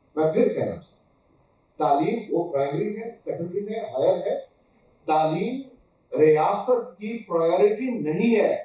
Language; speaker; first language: Urdu; non-native, local second language; Pashto